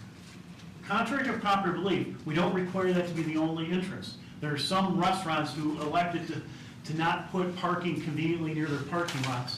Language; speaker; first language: English; native; English